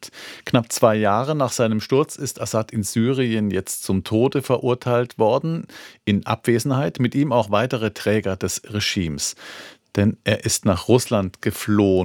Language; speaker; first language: German; native; German